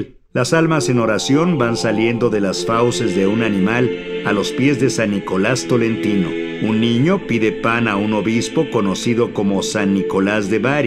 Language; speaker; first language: Spanish; native; Spanish